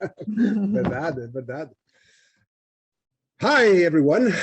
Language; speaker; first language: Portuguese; non-native, fluent; Spanish